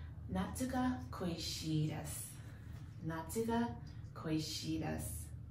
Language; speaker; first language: Japanese; non-native, learner; English